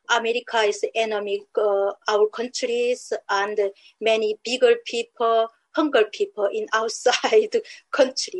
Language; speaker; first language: English; non-native, learner; Korean